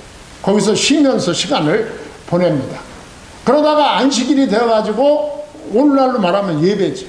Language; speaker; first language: Korean; native; Korean